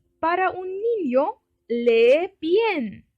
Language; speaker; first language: Spanish; non-native, fluent; Turkish